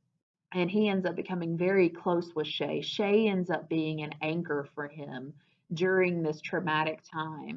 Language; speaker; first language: English; native; English